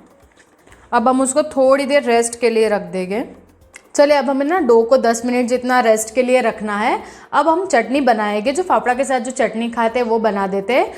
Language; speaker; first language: Hindi; non-native, local second language; Gujarati